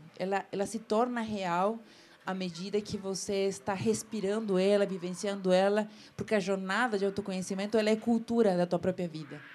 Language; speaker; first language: Portuguese; non-native, fluent; Spanish